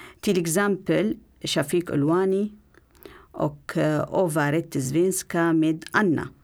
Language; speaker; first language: Swedish; non-native, learner; Arabic